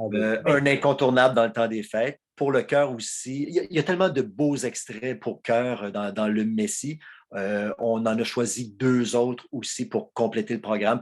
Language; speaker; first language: French; native; French